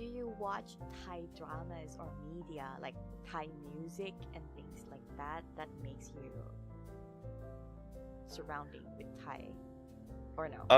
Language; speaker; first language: English; non-native, fluent; Thai